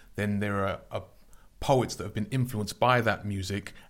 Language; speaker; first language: English; native; English